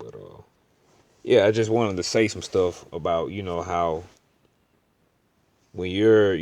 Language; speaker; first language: English; native; English